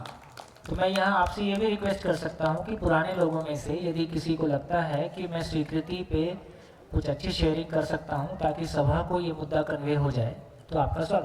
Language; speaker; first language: Hindi; native; Hindi